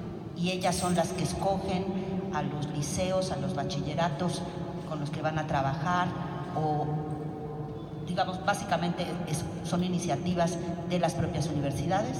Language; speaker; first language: Spanish; native; Spanish